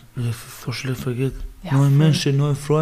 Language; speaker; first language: German; non-native, learner; Baluchi